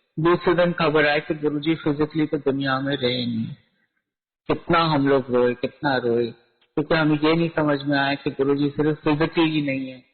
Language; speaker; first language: Hindi; native; Hindi